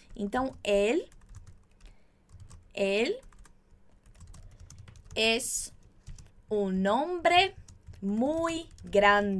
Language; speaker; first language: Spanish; non-native, fluent; Portuguese